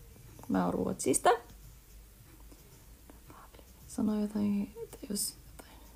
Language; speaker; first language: Finnish; early bilingual, heritage; Finnish